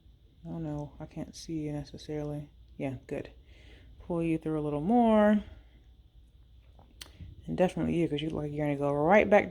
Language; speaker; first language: English; native; English